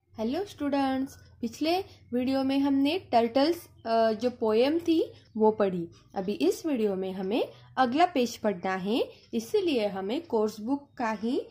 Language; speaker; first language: Hindi; non-native, local second language; Marathi